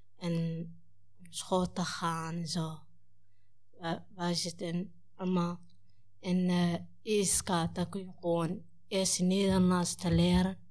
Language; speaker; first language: Dutch; non-native, learner; Somali